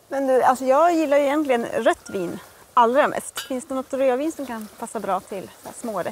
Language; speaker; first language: Swedish; native; Swedish